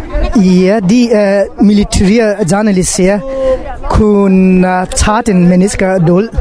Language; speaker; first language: Danish; non-native, learner; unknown